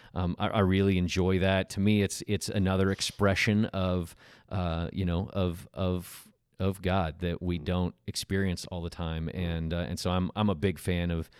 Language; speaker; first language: English; native; English